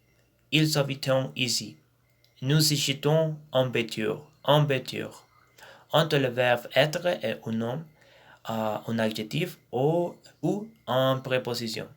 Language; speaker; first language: French; non-native, learner; Spanish